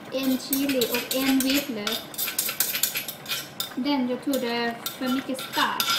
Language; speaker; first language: Swedish; non-native, learner; Thai